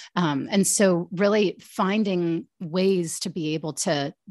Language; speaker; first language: English; native; English